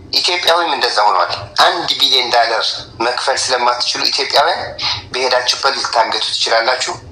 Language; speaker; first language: Amharic; non-native, local second language; Tigrinya